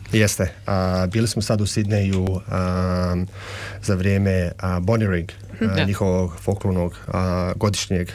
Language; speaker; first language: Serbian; early bilingual, heritage; Serbian